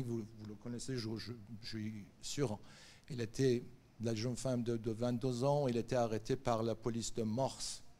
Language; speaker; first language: French; non-native, fluent; Persian